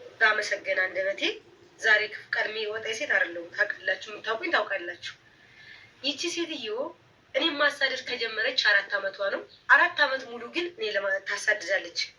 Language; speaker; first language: Amharic; native; Amharic